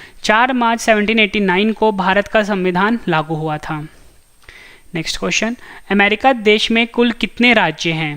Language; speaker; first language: Hindi; native; Hindi